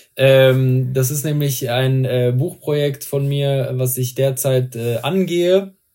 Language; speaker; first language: German; early bilingual, other home language; Persian